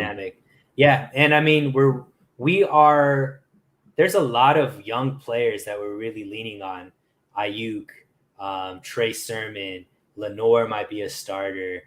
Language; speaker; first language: English; native; English